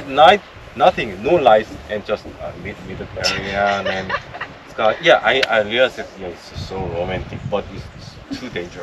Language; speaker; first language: English; non-native, learner; Korean